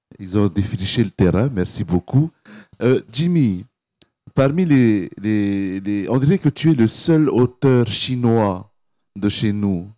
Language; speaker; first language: French; native; French